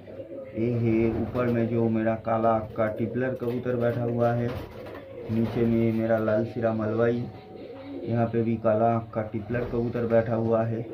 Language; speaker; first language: Hindi; non-native, local second language; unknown